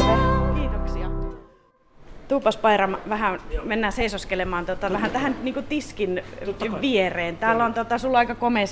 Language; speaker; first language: Finnish; native; Finnish